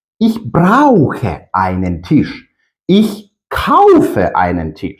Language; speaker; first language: German; non-native, fluent; Ukrainian